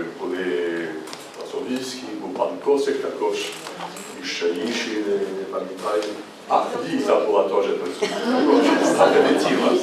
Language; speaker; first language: Ukrainian; early bilingual, heritage; Ukrainian